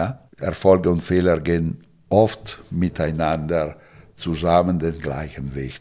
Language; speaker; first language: German; non-native, fluent; Italian